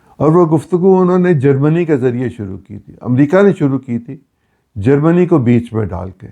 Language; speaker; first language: Urdu; native; Urdu